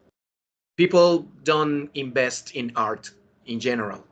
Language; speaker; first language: English; non-native, fluent; Spanish